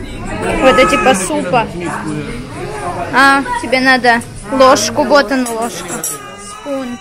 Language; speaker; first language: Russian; native; Russian